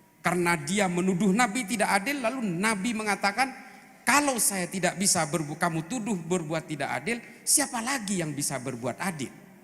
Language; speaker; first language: Indonesian; non-native, local second language; Madurese